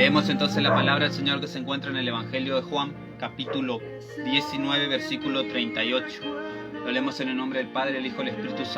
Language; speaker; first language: Spanish; native; Spanish